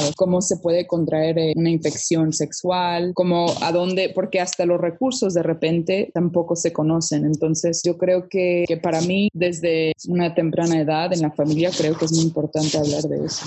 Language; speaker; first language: Spanish; early bilingual, heritage; Spanish